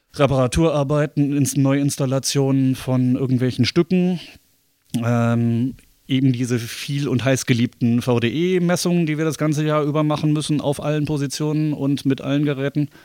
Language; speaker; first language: German; native; German